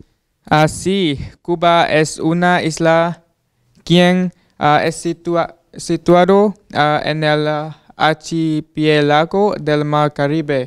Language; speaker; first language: Spanish; non-native, learner; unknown